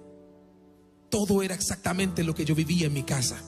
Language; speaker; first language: Spanish; non-native, fluent; Haitian Creole